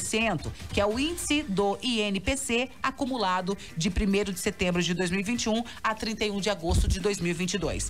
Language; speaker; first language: Portuguese; native; Portuguese